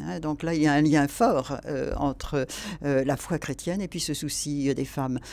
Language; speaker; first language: French; native; French